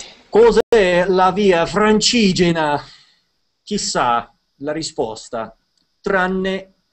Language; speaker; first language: Italian; non-native, fluent; English